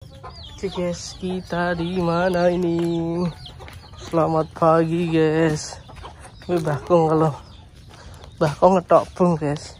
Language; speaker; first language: Indonesian; non-native, local second language; Javanese